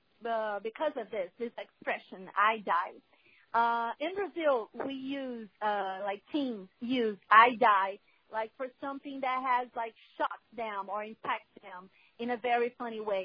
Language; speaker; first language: English; non-native, fluent; Portuguese